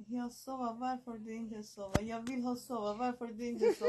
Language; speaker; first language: Swedish; non-native, learner; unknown